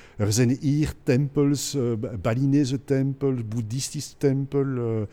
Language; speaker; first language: Dutch; non-native, local second language; French